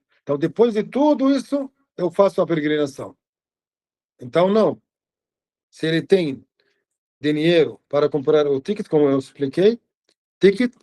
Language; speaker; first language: Portuguese; non-native, fluent; Arabic